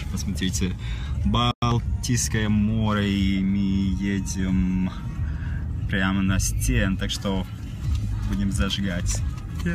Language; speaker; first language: Russian; non-native, local second language; Latvian